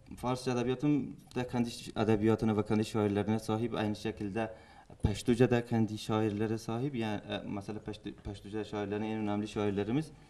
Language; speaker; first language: Turkish; non-native, fluent; Persian